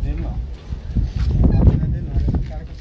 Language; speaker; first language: Portuguese; native; Portuguese